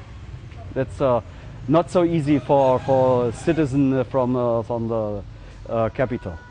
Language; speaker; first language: English; non-native, learner; German